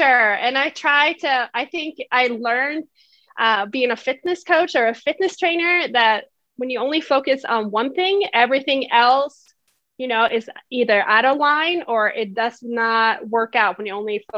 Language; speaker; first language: English; non-native, fluent; Swedish